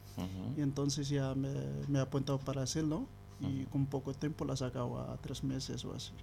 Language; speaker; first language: Spanish; non-native, learner; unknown